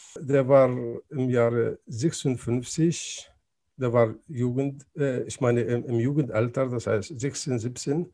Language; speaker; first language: German; non-native, fluent; Arabic